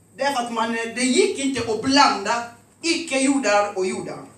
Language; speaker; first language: Swedish; non-native, fluent; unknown